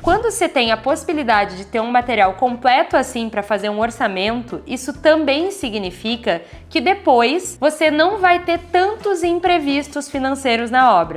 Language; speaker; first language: Portuguese; native; Portuguese